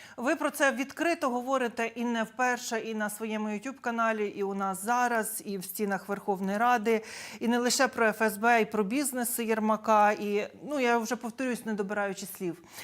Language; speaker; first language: Ukrainian; native; Ukrainian